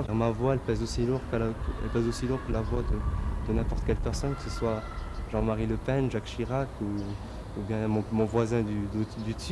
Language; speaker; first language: French; native; French